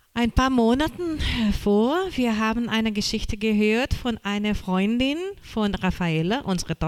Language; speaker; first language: German; non-native, fluent; Portuguese